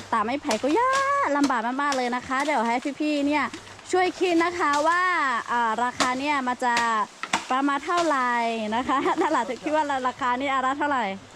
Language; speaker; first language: Thai; non-native, local second language; Lahu